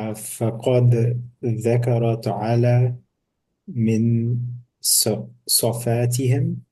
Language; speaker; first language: Arabic; non-native, learner; English